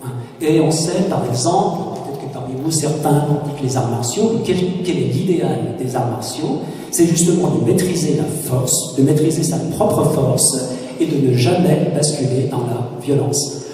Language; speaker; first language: French; native; French